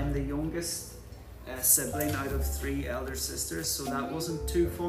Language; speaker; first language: English; native; English